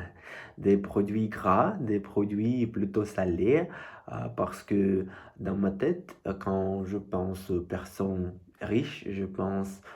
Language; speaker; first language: French; non-native, fluent; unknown